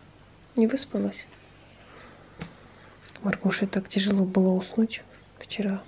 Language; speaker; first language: Russian; native; Russian